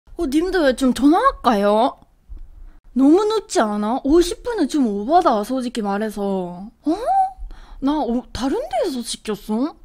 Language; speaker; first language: Korean; non-native, fluent; Japanese